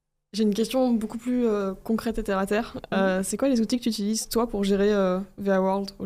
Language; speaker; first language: French; native; French